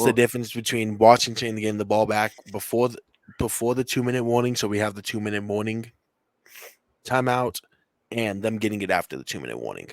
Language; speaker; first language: English; native; English